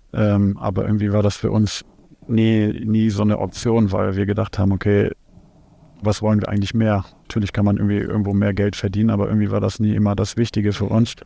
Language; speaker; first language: German; native; German